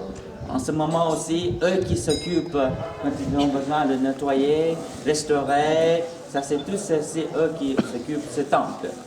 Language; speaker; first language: French; non-native, fluent; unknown